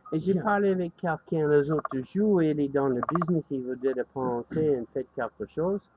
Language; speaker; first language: French; non-native, learner; English